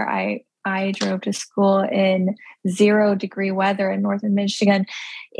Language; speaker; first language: English; early bilingual, other home language; Pennsylvania German